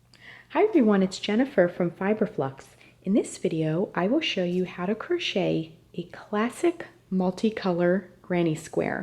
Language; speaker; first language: English; native; English